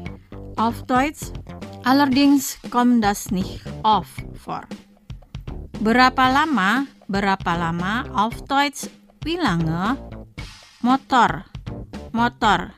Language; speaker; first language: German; non-native, fluent; Indonesian